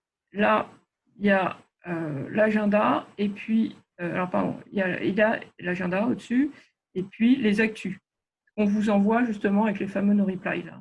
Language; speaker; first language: French; native; French